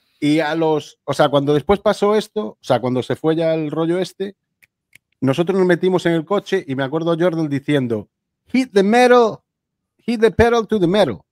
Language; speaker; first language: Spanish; native; Spanish